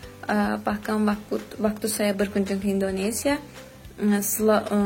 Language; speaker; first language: Indonesian; non-native, fluent; Azerbaijani